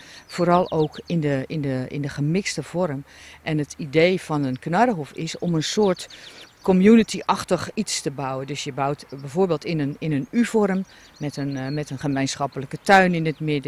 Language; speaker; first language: Dutch; native; Dutch